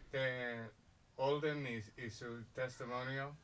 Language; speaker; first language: Spanish; non-native, learner; English